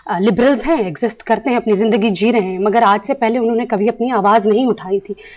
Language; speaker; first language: Urdu; native; Urdu